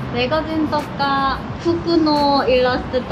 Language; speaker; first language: Japanese; non-native, learner; Korean